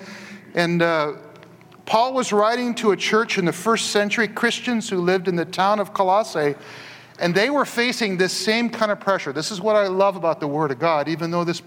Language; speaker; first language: English; native; English